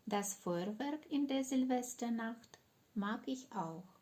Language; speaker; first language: German; non-native, fluent; Ukrainian